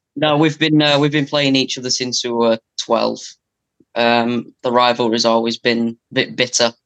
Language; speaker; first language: English; native; English